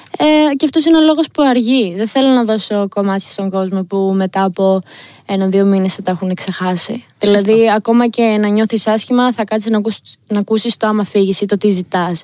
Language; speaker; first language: Greek; early bilingual, heritage; Greek